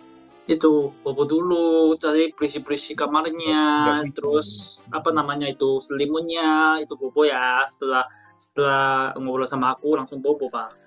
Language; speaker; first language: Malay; non-native, fluent; Korean